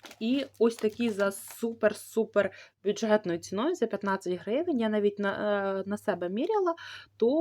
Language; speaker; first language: Ukrainian; native; Ukrainian